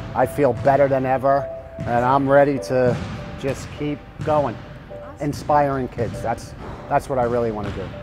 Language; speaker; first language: English; native; English